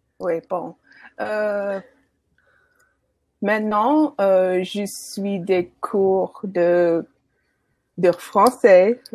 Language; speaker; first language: French; non-native, learner; English